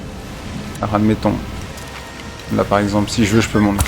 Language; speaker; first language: French; native; French